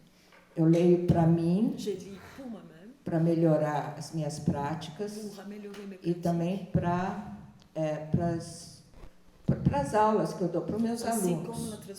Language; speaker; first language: Portuguese; early bilingual, other home language; Chinese